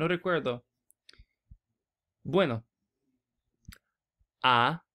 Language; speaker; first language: Spanish; non-native, learner; English